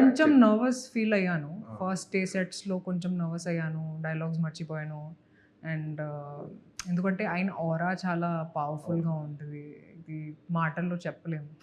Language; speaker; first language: Telugu; non-native, fluent; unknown